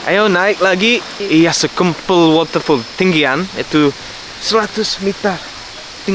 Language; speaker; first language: Indonesian; non-native, learner; English